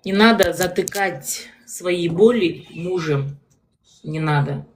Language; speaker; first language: Russian; non-native, local second language; Kazakh